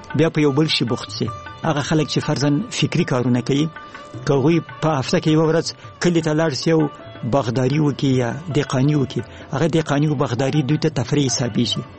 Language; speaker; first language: Pashto; native; Pashto